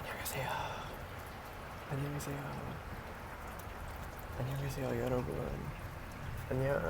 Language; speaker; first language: Korean; non-native, learner; English